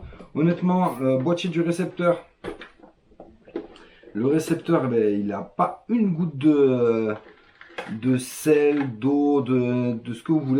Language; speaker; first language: French; native; French